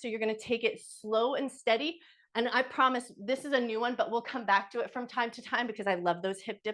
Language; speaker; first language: English; native; English